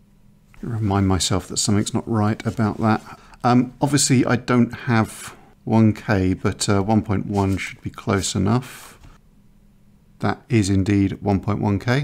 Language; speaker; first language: English; native; English